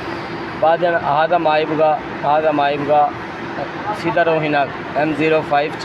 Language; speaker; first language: Arabic; non-native, learner; Hindi